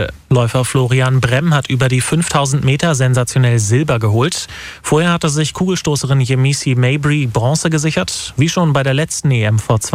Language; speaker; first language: German; native; German